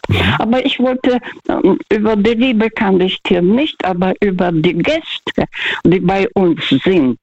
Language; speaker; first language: German; non-native, fluent; Russian